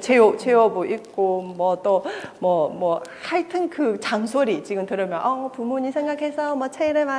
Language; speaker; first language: Korean; non-native, fluent; Chinese